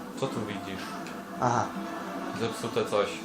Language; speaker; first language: Polish; native; Polish